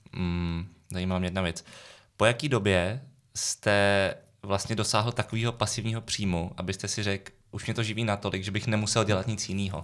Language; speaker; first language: Czech; native; Czech